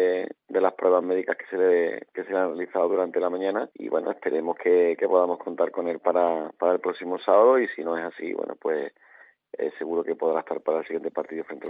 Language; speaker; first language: Spanish; native; Spanish